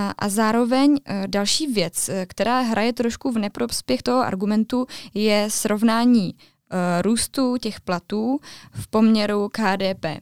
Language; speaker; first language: Czech; native; Czech